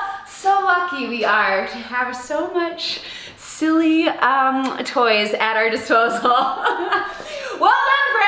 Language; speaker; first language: English; native; English